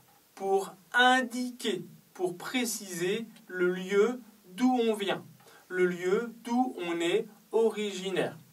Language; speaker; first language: French; non-native, fluent; Chinese